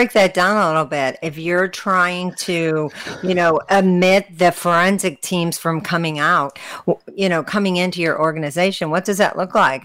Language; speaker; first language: English; native; English